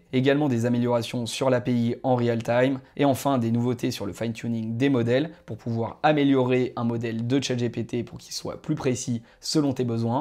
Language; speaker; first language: French; native; French